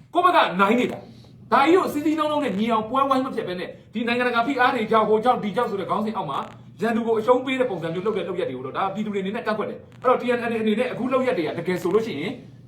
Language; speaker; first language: Burmese; non-native, local second language; Shwe Palaung